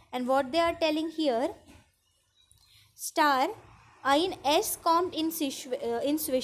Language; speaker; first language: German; non-native, fluent; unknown